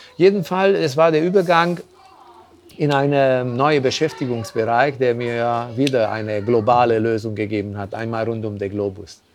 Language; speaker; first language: German; non-native, fluent; Hungarian